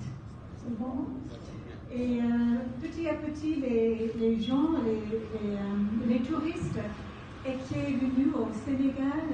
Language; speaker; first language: French; non-native, fluent; English